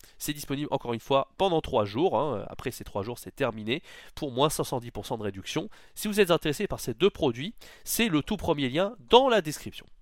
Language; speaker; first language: French; native; French